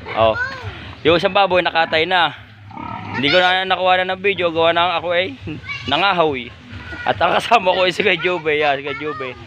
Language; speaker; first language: Filipino; native; Filipino